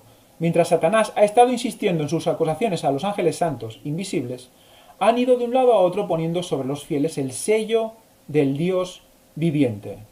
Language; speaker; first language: Spanish; native; Spanish